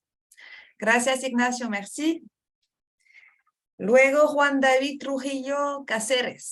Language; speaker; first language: Spanish; non-native, fluent; French